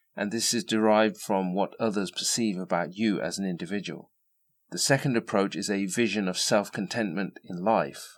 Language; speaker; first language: English; native; English